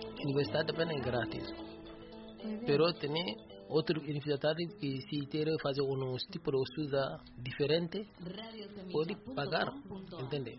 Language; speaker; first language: Spanish; non-native, learner; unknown